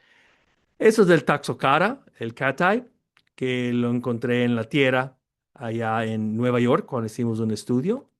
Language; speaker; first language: Spanish; early bilingual, heritage; Spanish